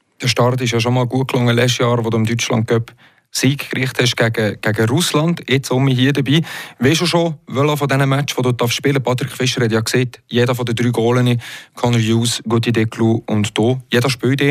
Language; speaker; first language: German; native; German